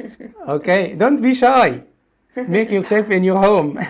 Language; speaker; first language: English; non-native, local second language; Arabic